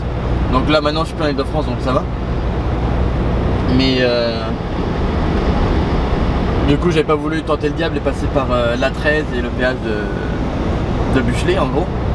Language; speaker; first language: French; native; French